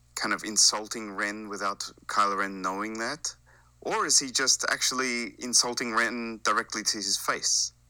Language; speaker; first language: English; native; English